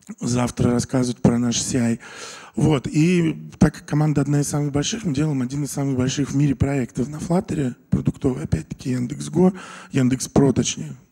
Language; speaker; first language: Russian; native; Russian